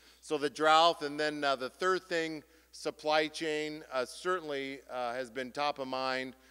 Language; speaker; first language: English; native; English